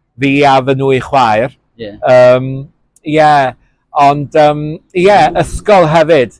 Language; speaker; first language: Welsh; native; Welsh